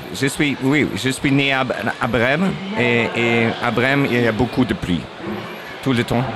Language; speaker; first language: French; non-native, learner; German